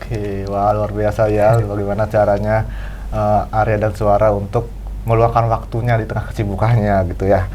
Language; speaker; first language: Indonesian; non-native, local second language; Balinese